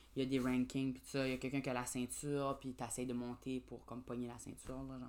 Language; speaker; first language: French; native; French